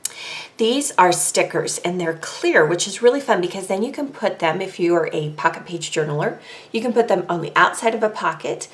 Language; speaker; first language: English; native; English